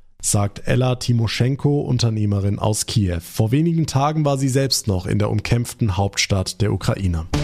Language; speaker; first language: German; native; German